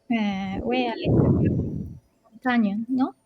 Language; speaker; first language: French; non-native, learner; Spanish